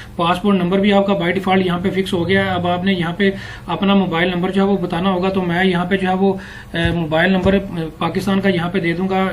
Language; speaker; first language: Urdu; non-native, local second language; Punjabi